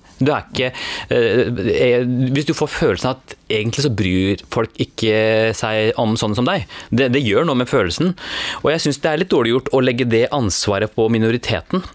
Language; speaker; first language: Norwegian; early bilingual, other home language; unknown